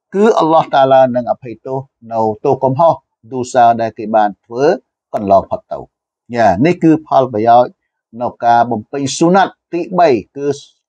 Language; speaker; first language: Khmer; non-native, local second language; Western Cham